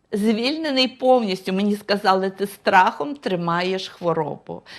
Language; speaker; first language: Ukrainian; non-native, fluent; Russian